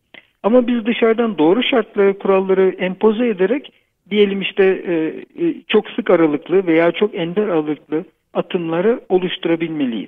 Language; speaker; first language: Turkish; native; Turkish